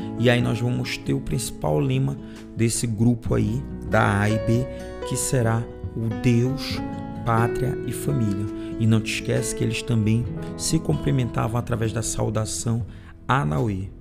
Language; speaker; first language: Portuguese; native; Portuguese